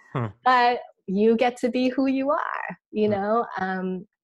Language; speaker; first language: English; early bilingual, other home language; Chinese